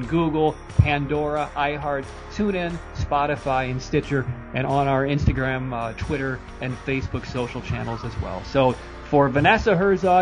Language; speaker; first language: English; native; English